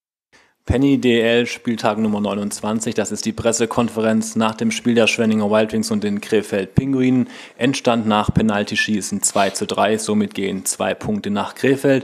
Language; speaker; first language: German; native; German